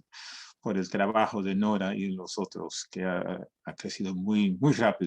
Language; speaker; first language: Spanish; early bilingual, heritage; Spanish